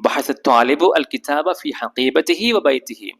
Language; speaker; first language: Arabic; non-native, fluent; Malayalam